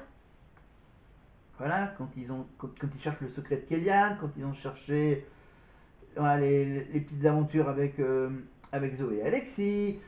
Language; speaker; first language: French; native; French